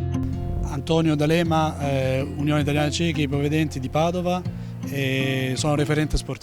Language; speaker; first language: Italian; native; Italian